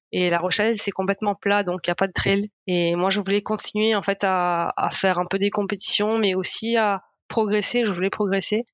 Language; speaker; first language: French; non-native, local second language; Morisyen